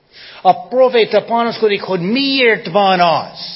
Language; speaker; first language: Hungarian; non-native, fluent; English